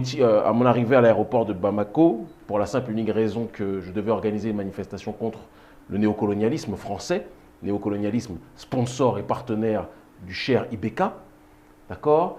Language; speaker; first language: French; native; French